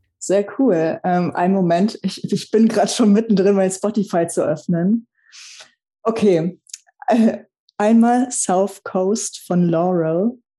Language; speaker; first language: German; early bilingual, other home language; Russian